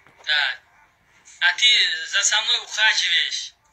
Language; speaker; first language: Russian; non-native, learner; Uzbek